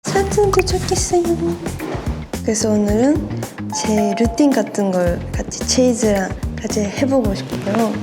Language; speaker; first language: Korean; non-native, fluent; Japanese